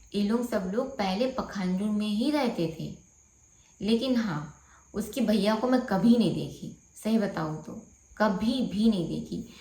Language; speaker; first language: Hindi; non-native, local second language; Bangla